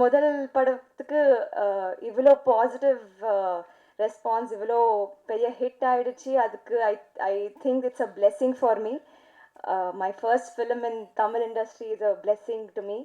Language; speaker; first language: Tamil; non-native, learner; Telugu